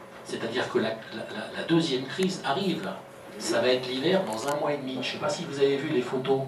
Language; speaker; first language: French; native; French